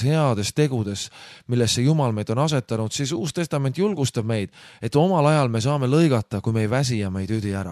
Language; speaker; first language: Estonian; native; Estonian